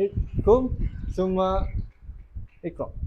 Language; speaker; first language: Arabic; non-native, learner; Malay